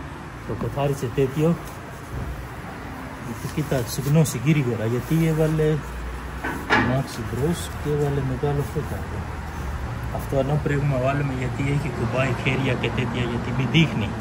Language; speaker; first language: Greek; non-native, learner; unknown